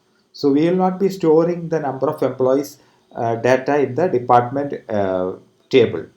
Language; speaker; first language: English; non-native, local second language; Malayalam